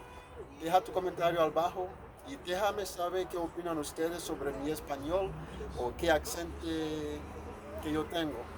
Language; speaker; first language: Spanish; non-native, fluent; Haitian Creole